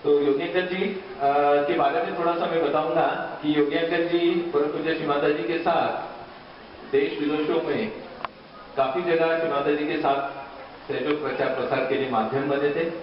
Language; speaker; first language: Hindi; non-native, local second language; Marathi